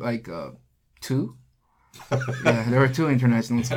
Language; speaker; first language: English; non-native, local second language; Korean